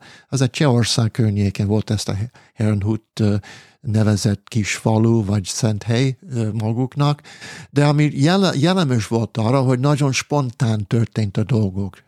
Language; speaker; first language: Hungarian; non-native, fluent; English